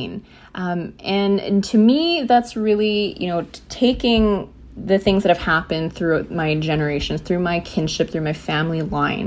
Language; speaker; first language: English; native; English